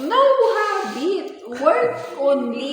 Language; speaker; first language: English; non-native, learner; Filipino